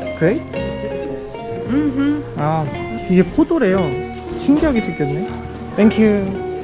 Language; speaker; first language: Korean; native; Korean